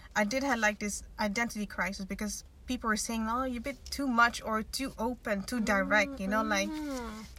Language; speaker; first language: English; non-native, fluent; Dutch